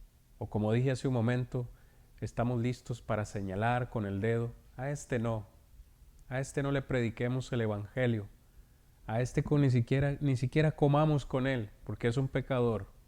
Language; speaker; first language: Spanish; native; Spanish